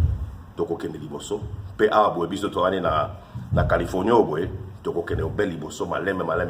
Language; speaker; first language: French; non-native, local second language; Lingala